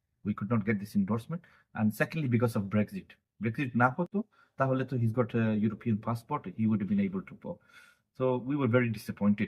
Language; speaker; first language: English; early bilingual, other home language; Bangla